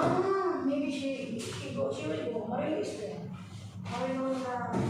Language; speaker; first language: English; non-native, learner; Filipino